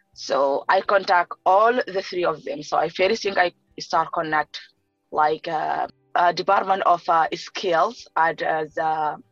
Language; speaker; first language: English; non-native, learner; Arabic